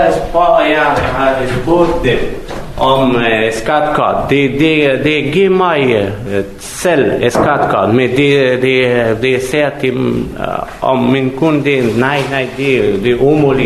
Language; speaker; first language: Danish; non-native, learner; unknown